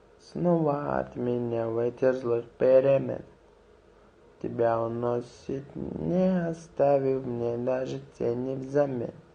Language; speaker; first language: Russian; non-native, local second language; Azerbaijani